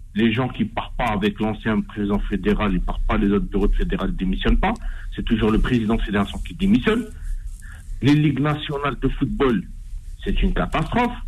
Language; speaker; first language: French; non-native, local second language; Arabic